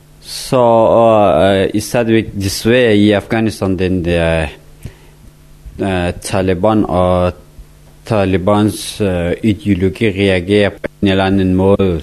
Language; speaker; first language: Danish; non-native, learner; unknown